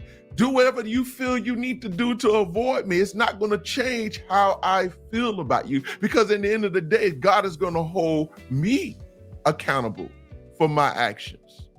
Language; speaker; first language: English; native; English